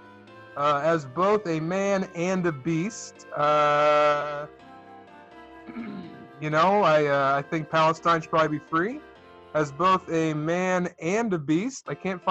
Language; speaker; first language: English; native; English